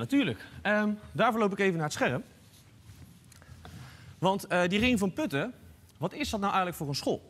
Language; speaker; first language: Dutch; native; Dutch